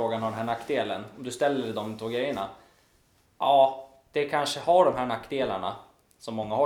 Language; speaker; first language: Swedish; native; Swedish